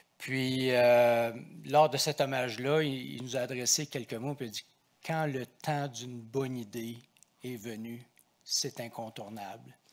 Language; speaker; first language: French; native; French